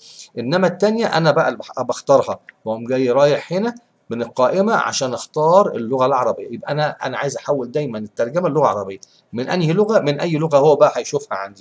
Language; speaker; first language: Arabic; native; Arabic